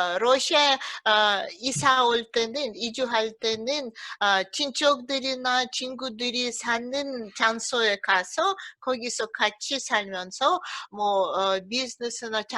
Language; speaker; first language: Korean; early bilingual, heritage; Russian